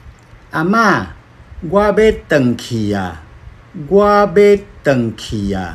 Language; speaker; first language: Chinese; non-native, learner; Filipino